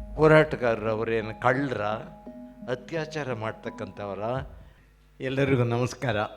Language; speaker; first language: Kannada; non-native, local second language; Telugu